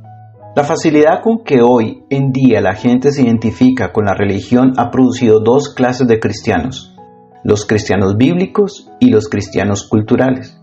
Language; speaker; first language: Spanish; native; Spanish